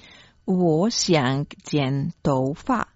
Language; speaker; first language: Chinese; non-native, learner; Croatian